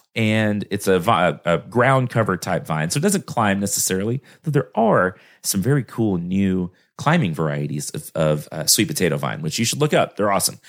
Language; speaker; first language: English; native; English